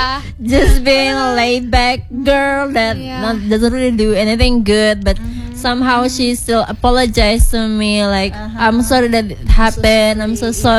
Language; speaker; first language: English; non-native, fluent; Indonesian